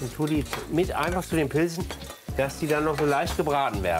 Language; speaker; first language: German; native; German